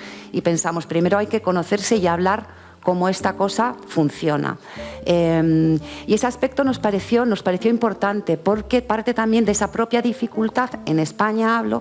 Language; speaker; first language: Spanish; native; Spanish